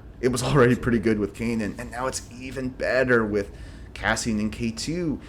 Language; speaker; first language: English; native; English